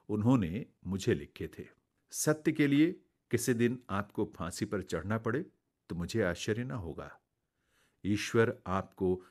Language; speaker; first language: Hindi; native; Hindi